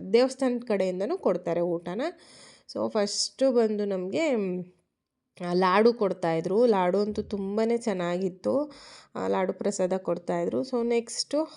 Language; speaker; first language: Kannada; native; Kannada